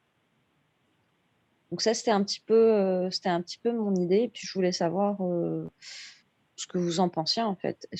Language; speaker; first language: French; non-native, local second language; Arabic